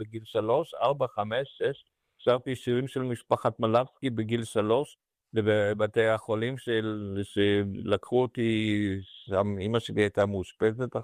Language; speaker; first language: Hebrew; non-native, fluent; Romanian